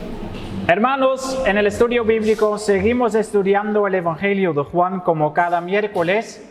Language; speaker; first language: Spanish; non-native, fluent; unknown